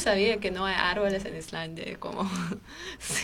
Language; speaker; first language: Spanish; non-native, fluent; Armenian